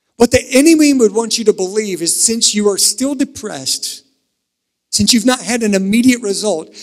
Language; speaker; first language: English; native; English